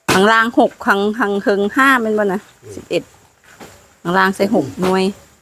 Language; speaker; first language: Thai; native; Thai